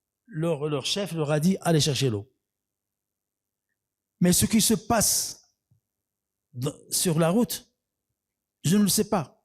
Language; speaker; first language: French; non-native, local second language; Arabic